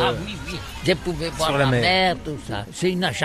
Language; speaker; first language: French; non-native, learner; Catalan